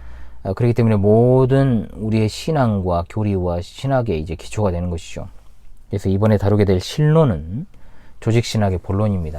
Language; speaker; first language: Korean; native; Korean